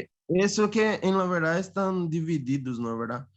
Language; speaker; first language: Spanish; non-native, fluent; Portuguese